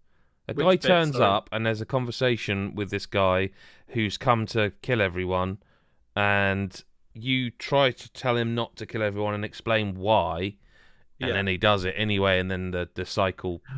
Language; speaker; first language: English; native; English